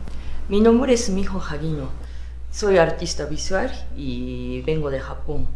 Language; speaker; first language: Spanish; non-native, fluent; Japanese